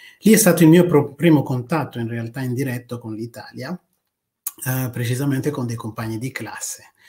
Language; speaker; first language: Italian; non-native, fluent; Kinyarwanda